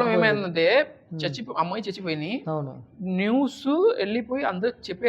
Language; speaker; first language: Telugu; non-native, local second language; Tamil